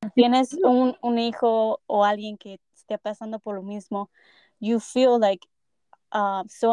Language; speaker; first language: Spanish; early bilingual, heritage; Spanish